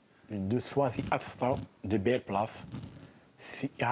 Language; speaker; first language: French; non-native, learner; Arabic